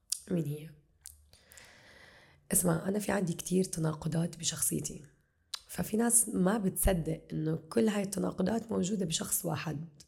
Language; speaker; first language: Arabic; native; Arabic